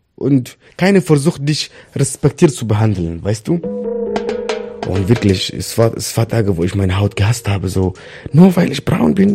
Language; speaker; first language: German; non-native, learner; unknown